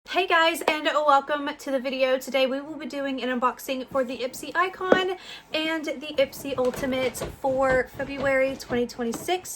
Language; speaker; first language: English; native; English